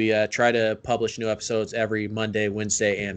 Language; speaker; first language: English; native; English